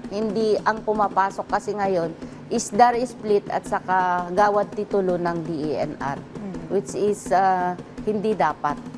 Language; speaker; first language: Filipino; non-native, local second language; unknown